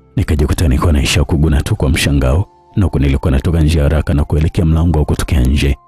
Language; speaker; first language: Swahili; native; Swahili